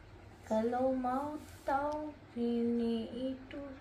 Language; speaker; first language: Indonesian; non-native, learner; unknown